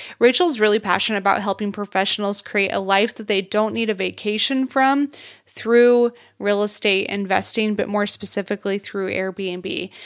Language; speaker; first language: English; native; English